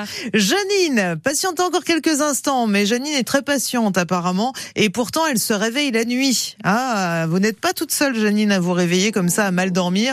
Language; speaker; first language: French; native; French